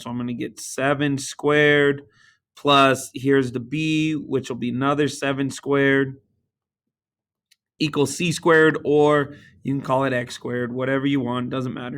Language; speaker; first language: English; native; English